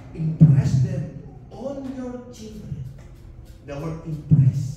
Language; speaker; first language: English; non-native, local second language; Filipino